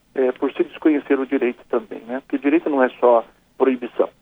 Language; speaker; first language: Portuguese; native; Portuguese